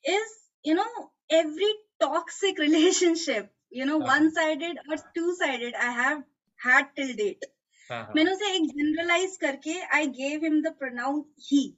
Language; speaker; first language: Hindi; native; Hindi